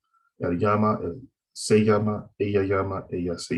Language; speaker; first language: Spanish; non-native, fluent; English